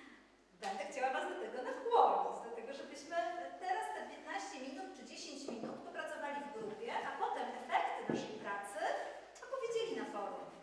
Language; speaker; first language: Polish; native; Polish